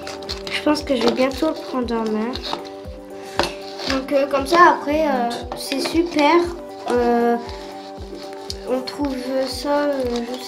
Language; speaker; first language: French; native; French